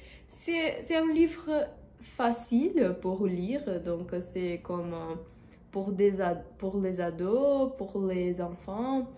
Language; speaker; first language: French; non-native, learner; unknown